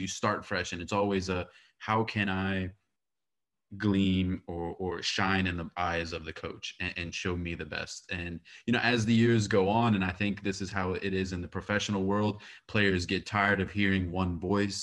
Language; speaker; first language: English; native; English